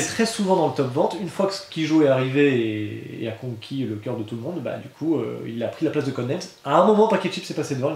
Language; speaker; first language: French; native; French